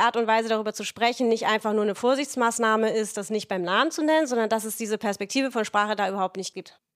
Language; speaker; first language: German; native; German